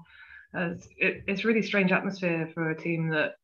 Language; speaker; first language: English; native; English